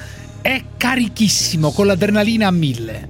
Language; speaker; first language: Italian; native; Italian